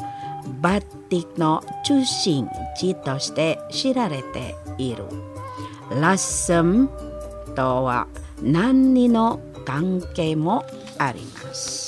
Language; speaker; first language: Japanese; non-native, fluent; Indonesian